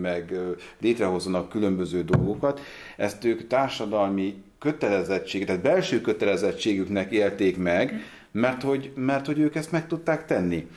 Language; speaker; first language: Hungarian; native; Hungarian